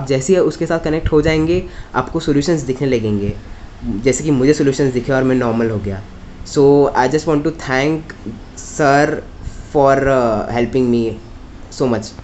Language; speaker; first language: Hindi; native; Hindi